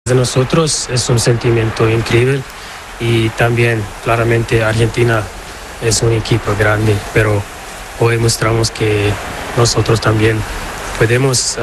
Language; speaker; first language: Spanish; non-native, fluent; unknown